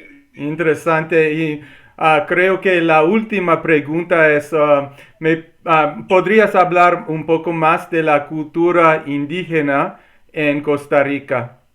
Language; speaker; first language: Spanish; non-native, learner; English